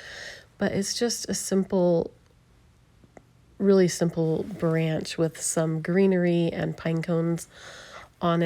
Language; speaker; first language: English; native; English